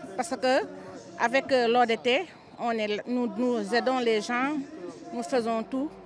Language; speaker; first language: French; non-native, local second language; Wolof